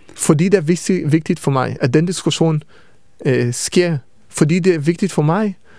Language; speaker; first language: Danish; early bilingual, heritage; Danish